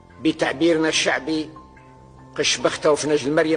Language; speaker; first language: Arabic; native; Arabic